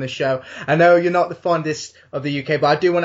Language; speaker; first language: English; native; English